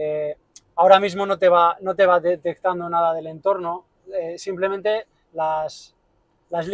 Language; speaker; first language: Spanish; native; Spanish